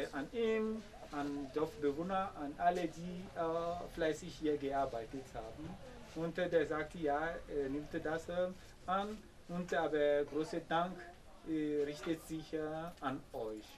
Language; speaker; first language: German; non-native, fluent; Ewe